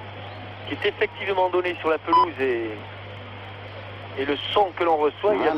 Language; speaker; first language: French; native; French